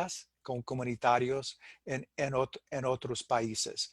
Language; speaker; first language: Spanish; non-native, fluent; English